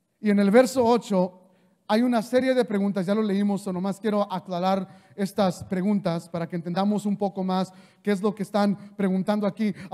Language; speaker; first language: Spanish; early bilingual, heritage; Spanish